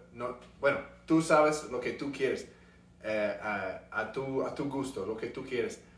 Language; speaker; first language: Spanish; non-native, fluent; English